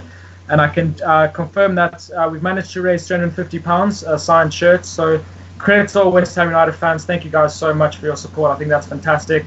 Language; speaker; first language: English; native; English